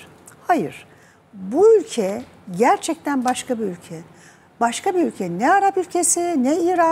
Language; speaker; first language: Turkish; native; Turkish